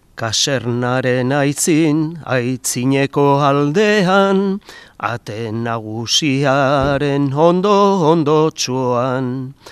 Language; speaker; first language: Basque; native; Basque